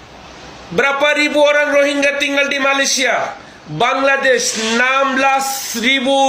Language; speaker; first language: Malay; non-native, fluent; Bangla